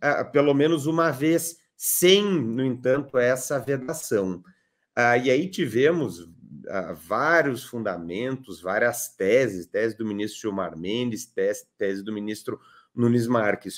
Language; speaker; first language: Portuguese; native; Portuguese